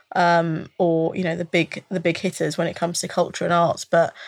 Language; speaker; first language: English; native; English